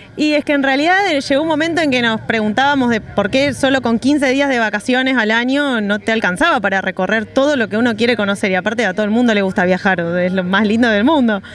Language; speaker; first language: Spanish; native; Spanish